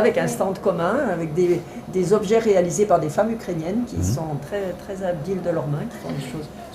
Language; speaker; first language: French; native; French